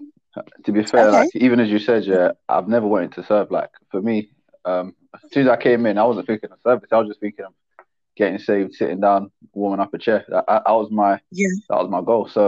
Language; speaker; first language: English; native; English